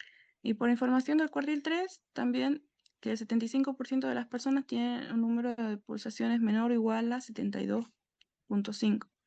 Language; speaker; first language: Spanish; native; Spanish